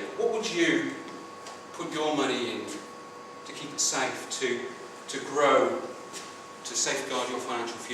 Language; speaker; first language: English; native; English